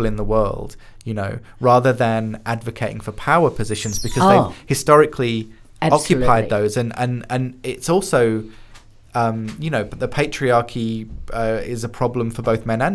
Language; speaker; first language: English; native; English